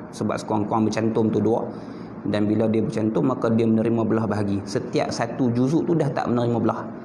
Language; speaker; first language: Malay; native; Malay